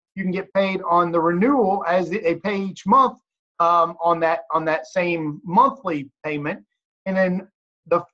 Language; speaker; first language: English; native; English